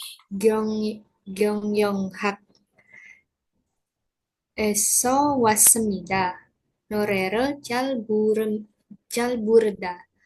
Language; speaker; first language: Korean; non-native, learner; Indonesian